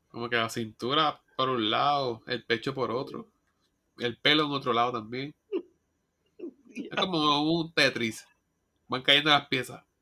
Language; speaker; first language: Spanish; native; Spanish